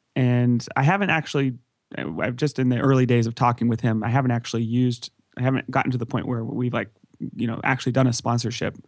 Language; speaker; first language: English; native; English